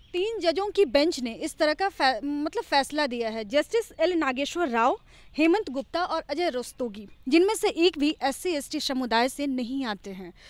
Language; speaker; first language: Hindi; native; Hindi